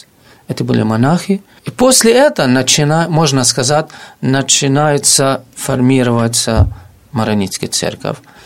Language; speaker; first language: Russian; non-native, fluent; Arabic